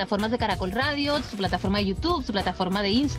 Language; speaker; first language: Spanish; native; Spanish